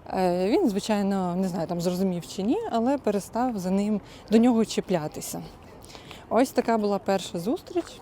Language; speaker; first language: Ukrainian; non-native, local second language; Russian